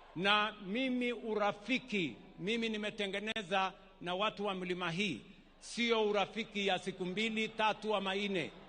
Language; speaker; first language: Swahili; non-native, local second language; Kalenjin